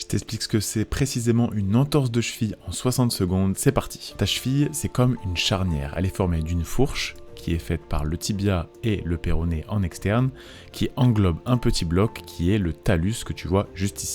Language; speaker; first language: French; native; French